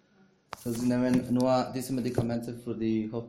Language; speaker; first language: German; non-native, learner; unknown